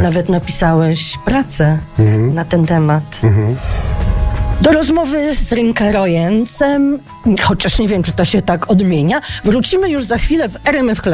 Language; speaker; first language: Polish; native; Polish